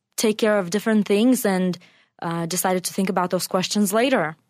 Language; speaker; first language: English; non-native, fluent; Russian